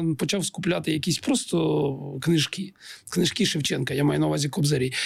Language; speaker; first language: Ukrainian; non-native, local second language; Russian